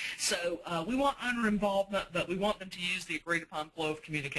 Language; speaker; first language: English; native; English